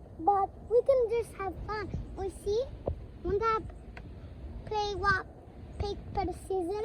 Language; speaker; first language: English; early bilingual, other home language; Bangla